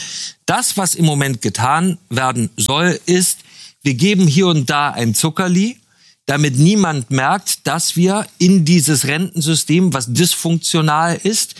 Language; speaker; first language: German; native; German